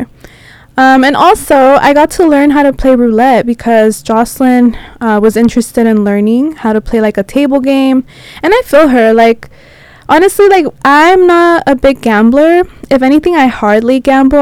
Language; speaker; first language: English; early bilingual, other home language; Spanish